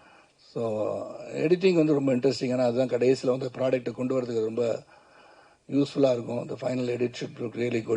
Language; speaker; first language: Tamil; native; Tamil